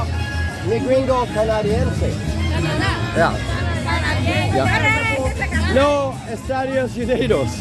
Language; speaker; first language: Spanish; non-native, learner; English